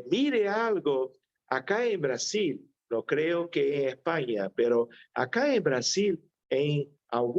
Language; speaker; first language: Spanish; non-native, fluent; Portuguese